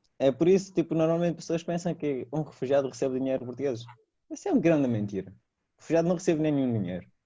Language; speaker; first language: Portuguese; non-native, fluent; Persian